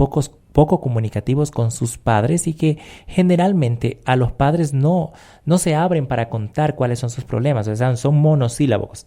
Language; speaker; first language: Spanish; native; Spanish